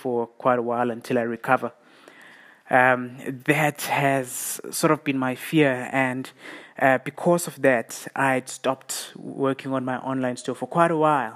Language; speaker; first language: English; non-native, local second language; South Ndebele